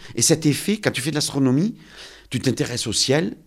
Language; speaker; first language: French; native; French